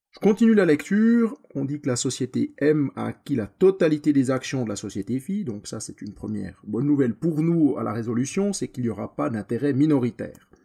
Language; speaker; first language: French; native; French